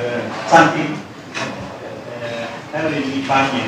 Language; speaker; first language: Chinese; non-native, learner; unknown